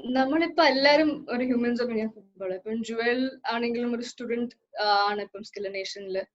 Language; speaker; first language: Malayalam; early bilingual, heritage; Malayalam